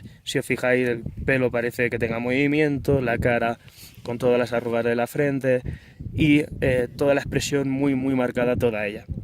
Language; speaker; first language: Spanish; native; Spanish